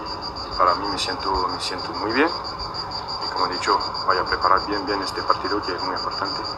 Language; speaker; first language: Spanish; non-native, fluent; French